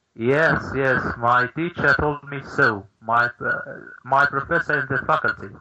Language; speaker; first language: English; non-native, fluent; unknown